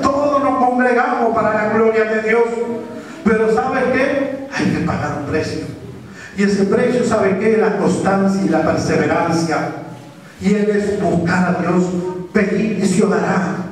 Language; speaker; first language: Spanish; native; Spanish